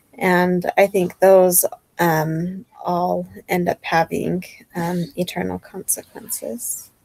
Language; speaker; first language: English; native; English